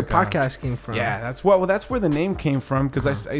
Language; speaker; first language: English; early bilingual, other home language; Spanish